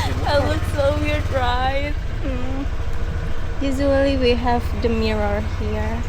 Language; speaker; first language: English; non-native, learner; Indonesian